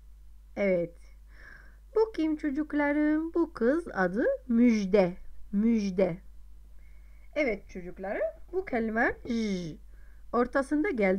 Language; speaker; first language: Turkish; non-native, fluent; Arabic